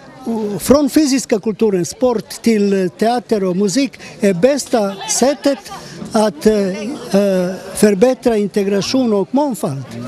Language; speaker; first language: Swedish; non-native, fluent; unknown